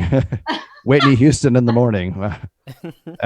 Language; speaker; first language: English; native; English